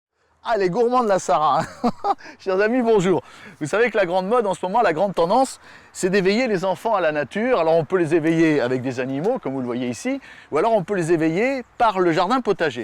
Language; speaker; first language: French; native; French